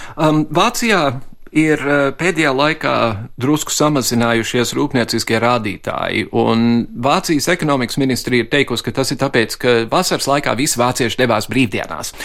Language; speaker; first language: Latvian; early bilingual, heritage; Latvian